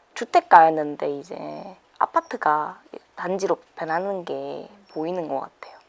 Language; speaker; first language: Korean; native; Korean